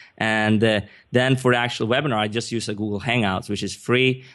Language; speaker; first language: English; non-native, fluent; Swedish